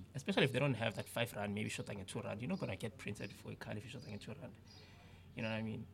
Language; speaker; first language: English; non-native, local second language; Zulu